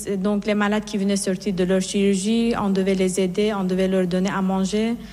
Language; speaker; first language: French; non-native, fluent; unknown